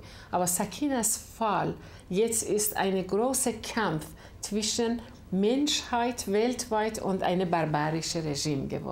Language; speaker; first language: German; non-native, fluent; Persian